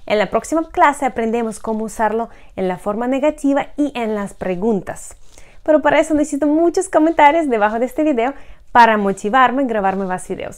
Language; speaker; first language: Spanish; non-native, fluent; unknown